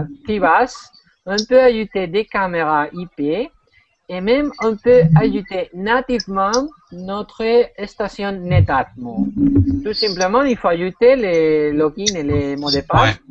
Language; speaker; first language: French; non-native, fluent; Spanish